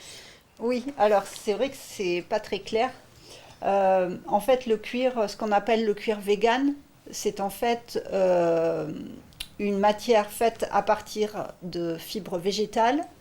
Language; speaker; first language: French; native; French